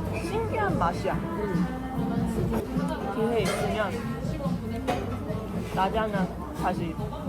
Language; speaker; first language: Korean; non-native, fluent; Cantonese